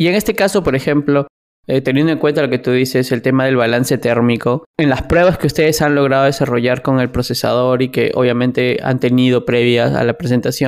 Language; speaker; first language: Spanish; native; Spanish